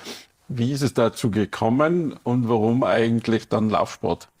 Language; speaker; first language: German; native; German